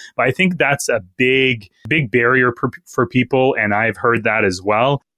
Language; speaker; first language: English; non-native, fluent; French